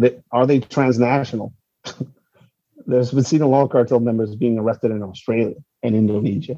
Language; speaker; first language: English; non-native, fluent; Spanish